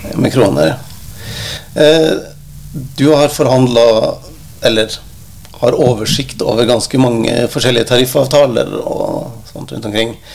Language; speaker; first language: Norwegian; native; Norwegian